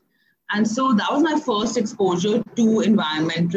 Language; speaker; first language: English; non-native, local second language; Hindi